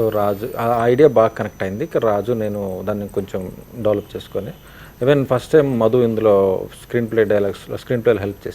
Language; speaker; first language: Telugu; native; Telugu